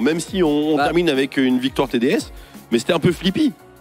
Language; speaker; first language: French; native; French